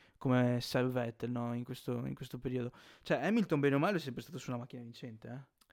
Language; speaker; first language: Italian; native; Italian